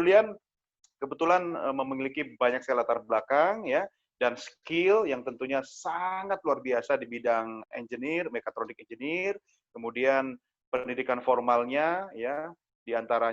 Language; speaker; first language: Indonesian; native; Indonesian